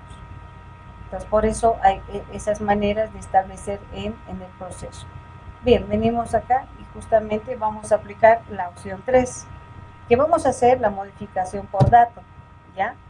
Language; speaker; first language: Spanish; native; Spanish